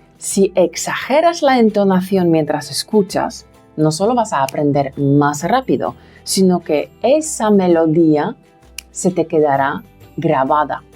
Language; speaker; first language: Spanish; non-native, fluent; Polish